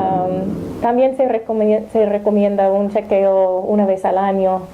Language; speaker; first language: Spanish; non-native, fluent; English